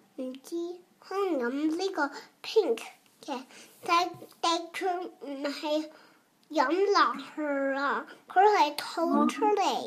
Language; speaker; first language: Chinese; early bilingual, heritage; Cantonese